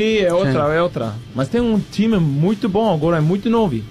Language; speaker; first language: Portuguese; non-native, learner; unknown